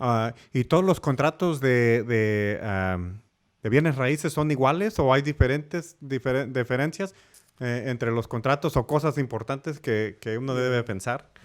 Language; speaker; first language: Spanish; early bilingual, heritage; Spanish